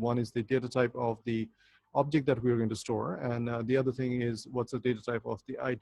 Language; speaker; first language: English; non-native, local second language; Bangla